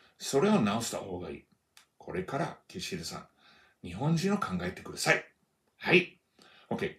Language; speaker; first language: Japanese; non-native, fluent; English